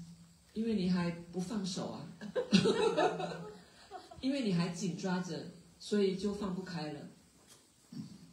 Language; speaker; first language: Chinese; native; Chinese